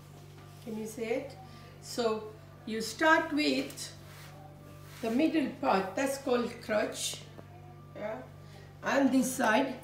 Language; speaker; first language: English; non-native, fluent; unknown